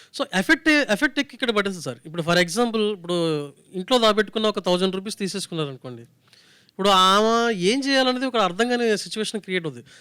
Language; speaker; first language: Telugu; native; Telugu